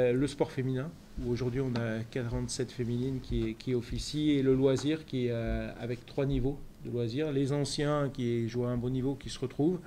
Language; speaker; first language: French; native; French